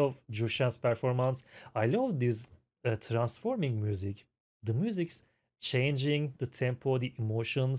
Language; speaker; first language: English; non-native, fluent; Turkish